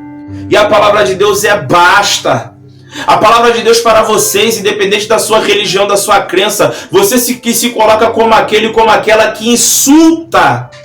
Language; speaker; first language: Portuguese; native; Portuguese